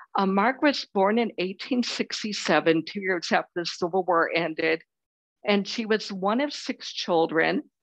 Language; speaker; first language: English; native; English